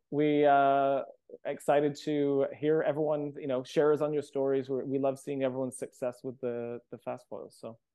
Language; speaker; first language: English; native; English